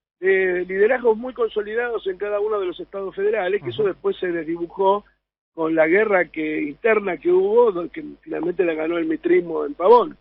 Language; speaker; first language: Spanish; native; Spanish